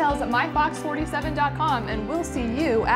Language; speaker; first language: English; native; English